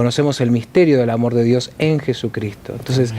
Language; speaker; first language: Spanish; native; Spanish